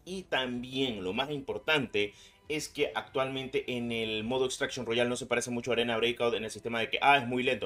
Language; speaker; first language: Spanish; native; Spanish